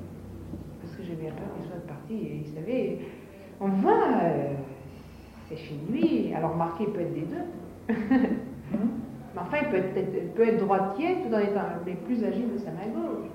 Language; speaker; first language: French; native; French